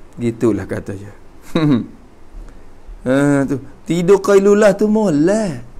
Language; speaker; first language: Malay; native; Malay